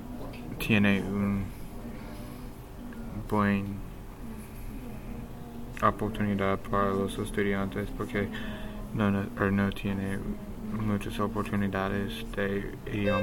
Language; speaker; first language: Spanish; non-native, learner; English